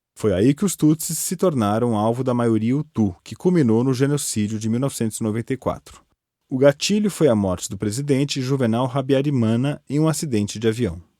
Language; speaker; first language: Portuguese; native; Portuguese